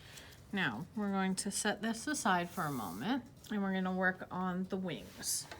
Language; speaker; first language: English; native; English